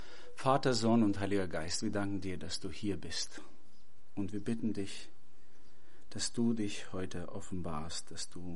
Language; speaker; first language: German; non-native, fluent; Albanian